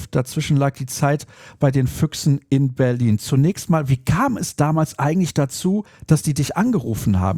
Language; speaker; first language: German; native; German